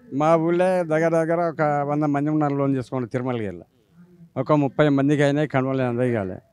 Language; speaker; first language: Telugu; native; Telugu